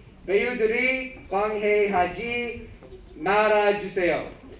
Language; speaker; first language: Korean; non-native, learner; English